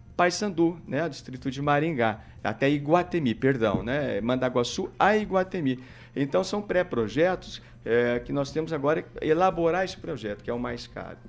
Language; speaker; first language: Portuguese; native; Portuguese